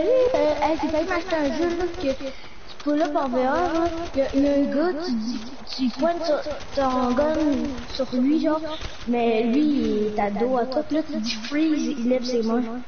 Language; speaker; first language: French; native; French